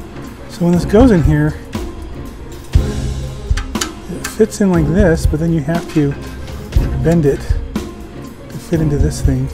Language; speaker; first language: English; native; English